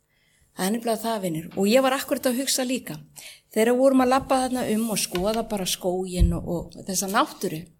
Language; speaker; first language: Icelandic; native; Icelandic